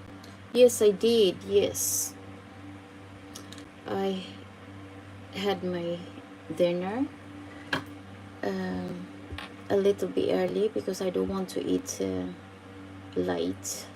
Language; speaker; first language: English; non-native, fluent; Filipino